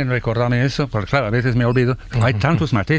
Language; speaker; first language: Spanish; non-native, fluent; English